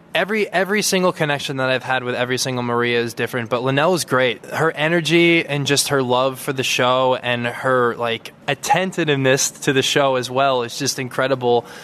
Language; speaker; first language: English; native; English